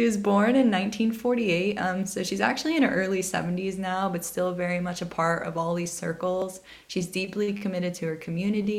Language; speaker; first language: English; native; English